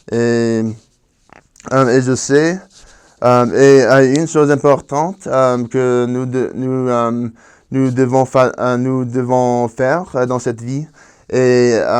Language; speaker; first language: French; non-native, fluent; Spanish